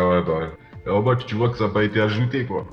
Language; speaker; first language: French; native; French